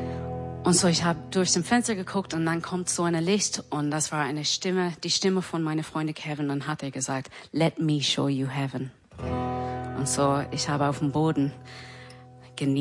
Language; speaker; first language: German; non-native, fluent; English